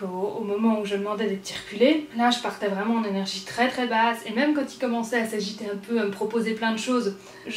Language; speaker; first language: French; native; French